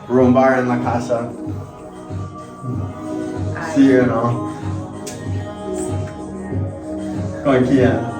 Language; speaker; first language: Spanish; non-native, learner; English